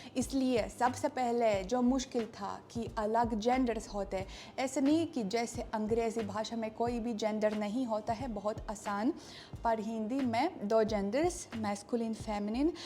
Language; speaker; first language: Hindi; non-native, fluent; Russian